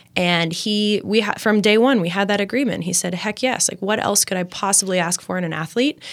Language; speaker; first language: English; native; English